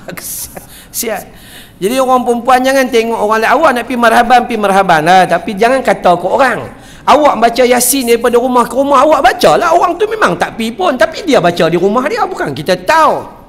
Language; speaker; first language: Malay; native; Malay